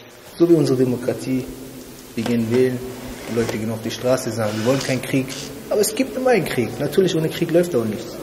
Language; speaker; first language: German; non-native, fluent; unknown